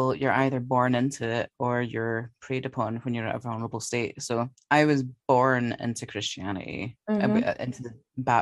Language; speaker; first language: English; native; English